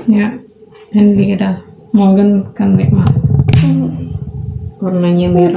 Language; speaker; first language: German; non-native, learner; Indonesian